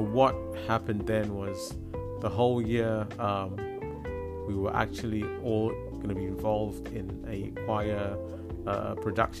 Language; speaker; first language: English; non-native, local second language; Shona